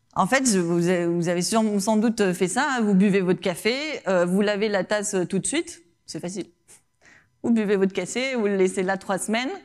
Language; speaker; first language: French; non-native, fluent; Spanish